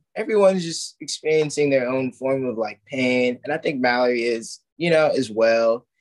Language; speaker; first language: English; native; English